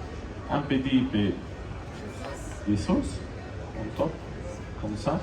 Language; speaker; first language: French; non-native, learner; Italian